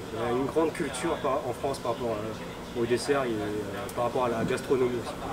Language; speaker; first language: French; early bilingual, other home language; Min Nan Chinese